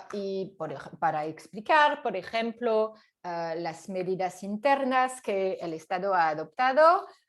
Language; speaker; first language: Spanish; non-native, fluent; French